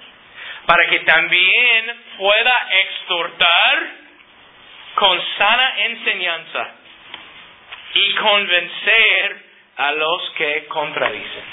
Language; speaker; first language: Spanish; non-native, fluent; English